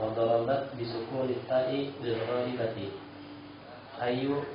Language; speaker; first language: Arabic; non-native, learner; Indonesian